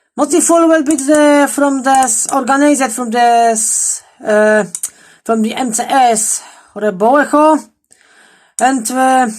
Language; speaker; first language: English; non-native, learner; Polish